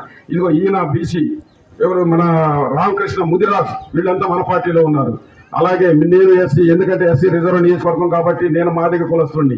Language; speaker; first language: Telugu; native; Telugu